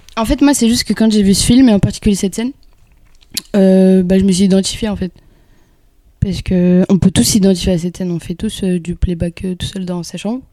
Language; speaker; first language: French; early bilingual, other home language; Kabyle